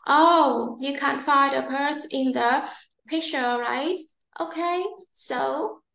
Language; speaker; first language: English; non-native, learner; Vietnamese